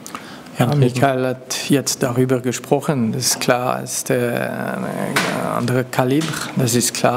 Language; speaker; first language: German; non-native, local second language; French